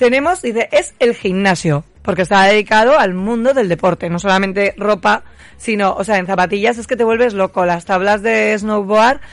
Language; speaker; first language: Spanish; native; Spanish